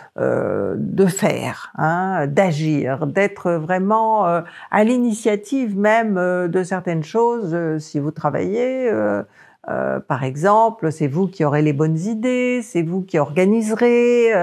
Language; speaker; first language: French; native; French